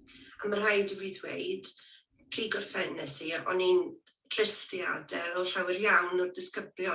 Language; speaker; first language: Welsh; native; Welsh